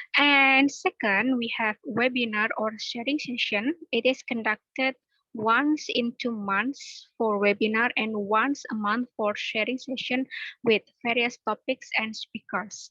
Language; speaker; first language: English; non-native, learner; Indonesian